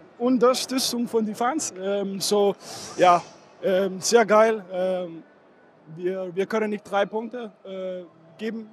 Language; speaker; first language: German; non-native, fluent; Danish